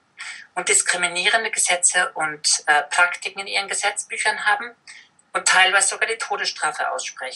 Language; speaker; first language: German; native; German